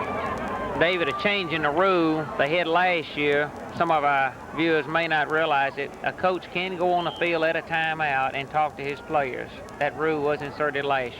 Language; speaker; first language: English; native; English